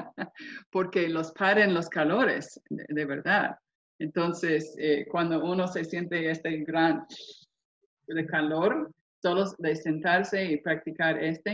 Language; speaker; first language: Spanish; non-native, fluent; English